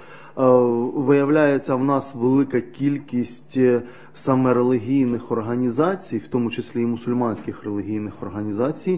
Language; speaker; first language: Ukrainian; native; Ukrainian